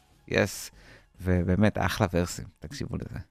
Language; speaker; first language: Hebrew; native; Hebrew